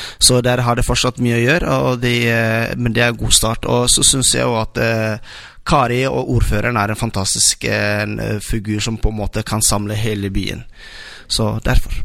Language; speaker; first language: Norwegian; non-native, fluent; Somali